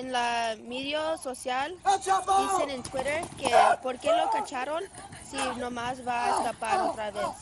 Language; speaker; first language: Spanish; early bilingual, heritage; Spanish